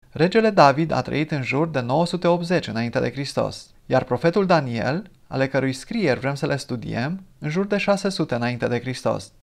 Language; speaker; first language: Romanian; non-native, fluent; English